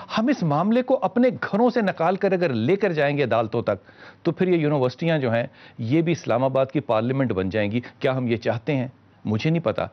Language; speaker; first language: Urdu; native; Urdu